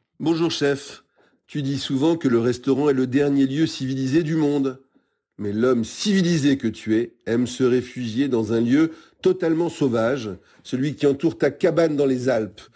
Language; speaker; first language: French; native; French